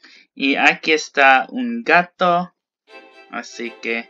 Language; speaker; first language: Portuguese; non-native, learner; English